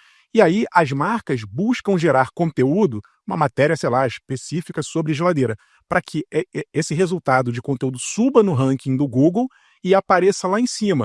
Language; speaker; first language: Portuguese; native; Portuguese